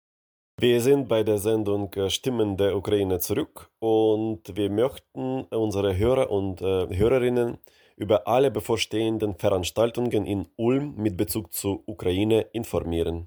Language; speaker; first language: German; non-native, fluent; Ukrainian